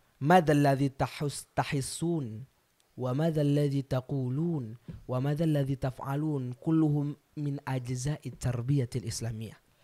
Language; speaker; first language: Arabic; non-native, learner; Indonesian